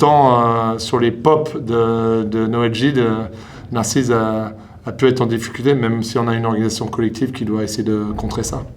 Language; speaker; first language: French; native; French